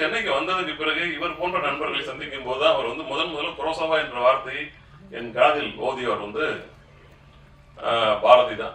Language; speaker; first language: Tamil; native; Tamil